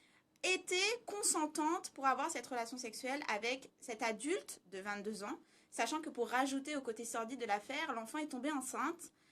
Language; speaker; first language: French; native; French